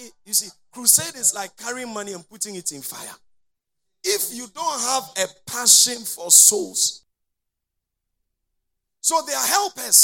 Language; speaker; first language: English; non-native, local second language; Akan